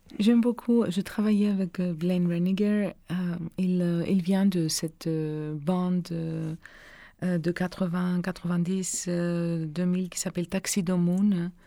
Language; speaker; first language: French; non-native, learner; Greek